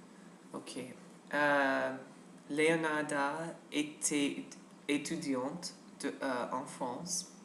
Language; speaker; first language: French; non-native, learner; English